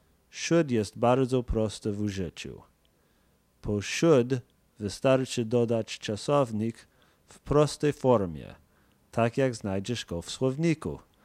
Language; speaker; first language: Polish; non-native, fluent; English